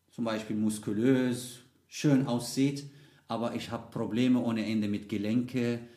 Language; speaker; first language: German; non-native, fluent; Arabic